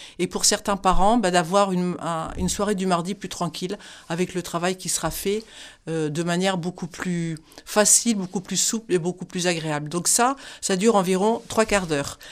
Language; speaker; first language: French; native; French